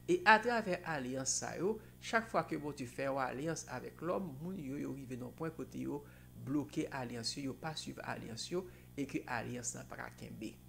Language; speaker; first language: French; non-native, local second language; Haitian Creole